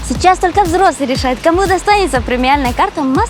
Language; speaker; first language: Russian; native; Russian